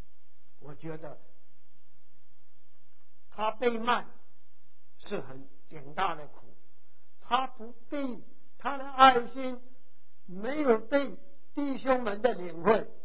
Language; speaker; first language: Chinese; native; Chinese